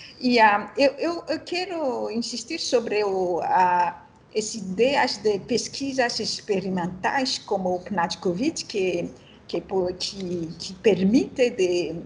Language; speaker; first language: Portuguese; non-native, learner; French